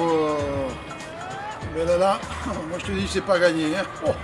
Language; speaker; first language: French; native; French